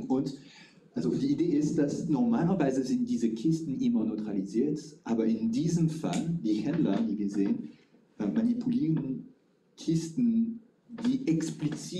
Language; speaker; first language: German; non-native, fluent; French